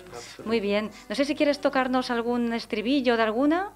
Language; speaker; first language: Spanish; native; Spanish